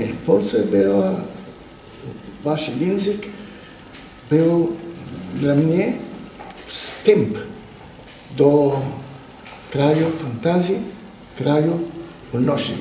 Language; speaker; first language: Polish; non-native, learner; Italian